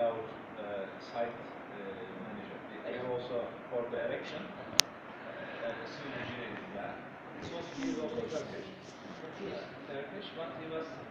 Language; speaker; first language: English; non-native, fluent; Turkish